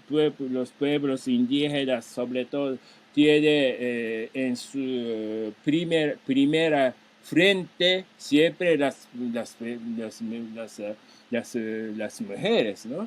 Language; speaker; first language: Spanish; non-native, fluent; Japanese